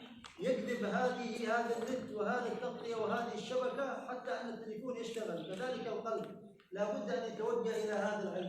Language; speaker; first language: Arabic; native; Arabic